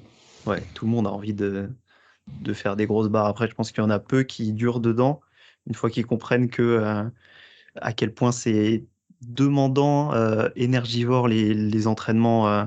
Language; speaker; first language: French; native; French